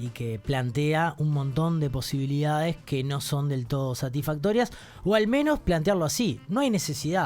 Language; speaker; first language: Spanish; native; Spanish